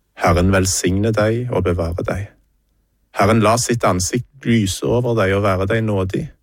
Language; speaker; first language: Norwegian; native; Norwegian